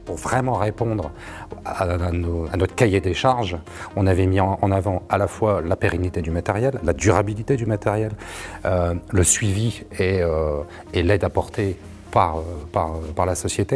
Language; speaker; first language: French; native; French